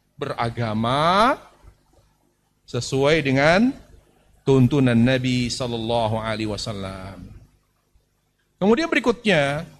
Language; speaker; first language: Indonesian; native; Indonesian